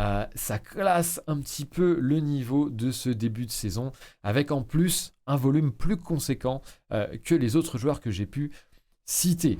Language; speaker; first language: French; native; French